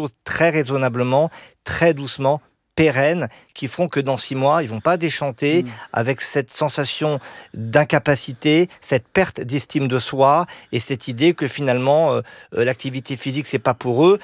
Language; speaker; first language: French; native; French